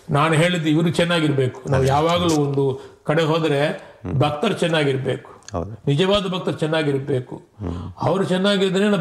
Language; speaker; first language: Kannada; non-native, fluent; Chinese